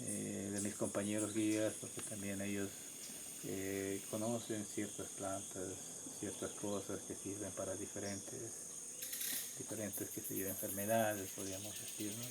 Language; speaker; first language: Spanish; non-native, local second language; Quechua